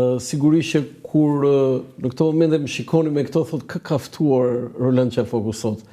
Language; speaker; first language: Albanian; native; Albanian